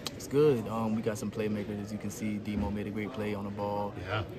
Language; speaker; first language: English; native; English